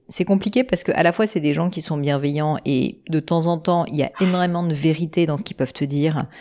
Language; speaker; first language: French; native; French